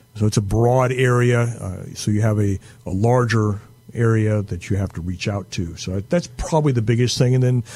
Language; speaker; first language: English; native; English